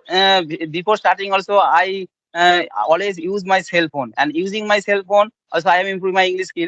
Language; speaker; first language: English; non-native, learner; Bangla